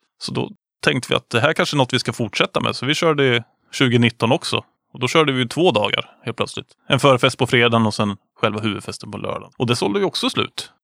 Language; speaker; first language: Swedish; native; Swedish